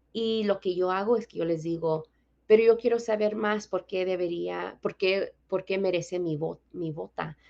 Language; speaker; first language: Spanish; early bilingual, heritage; Spanish